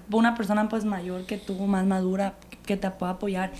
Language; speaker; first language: Spanish; native; Spanish